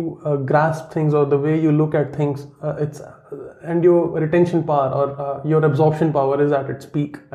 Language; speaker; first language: English; non-native, local second language; Kashmiri